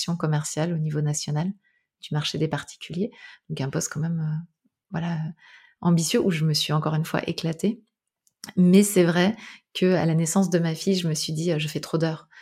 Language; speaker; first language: French; native; French